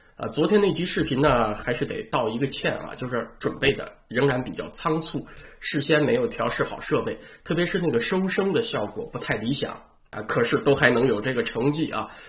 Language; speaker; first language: Chinese; native; Chinese